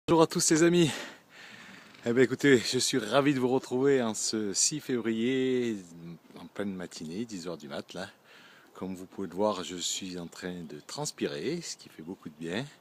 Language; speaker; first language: French; native; French